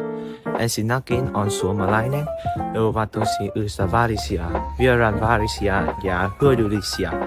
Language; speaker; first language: Finnish; non-native, learner; Vietnamese